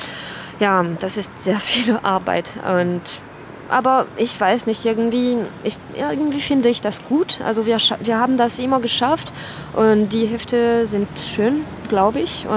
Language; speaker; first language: German; non-native, fluent; French